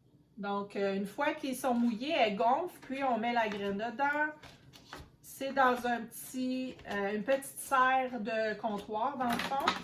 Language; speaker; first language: French; native; French